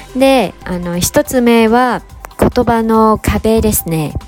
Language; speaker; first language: Japanese; non-native, fluent; Vietnamese